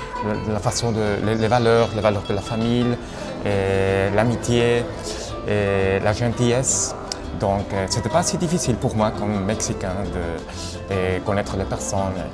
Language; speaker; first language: French; non-native, fluent; Spanish